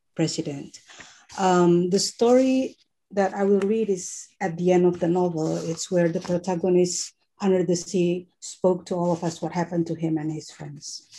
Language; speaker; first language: English; non-native, fluent; Indonesian